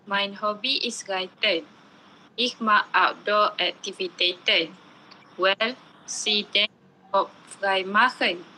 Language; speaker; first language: German; non-native, learner; Malay